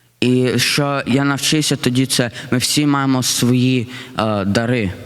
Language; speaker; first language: Ukrainian; early bilingual, heritage; Ukrainian